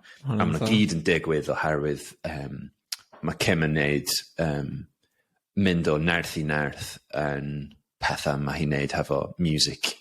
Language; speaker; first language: Welsh; non-native, local second language; English